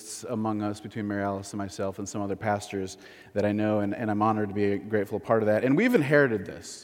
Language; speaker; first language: English; native; English